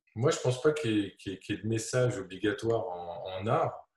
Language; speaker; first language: French; native; French